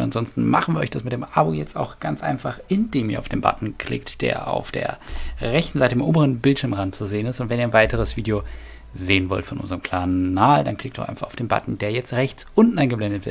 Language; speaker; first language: German; native; German